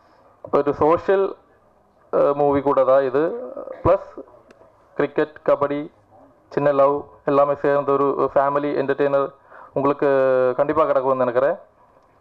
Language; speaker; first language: Tamil; non-native, learner; Malayalam